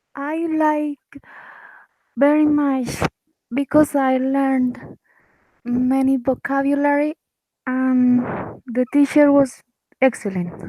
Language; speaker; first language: English; non-native, learner; Spanish